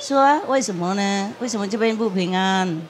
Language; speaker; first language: Chinese; non-native, fluent; Vietnamese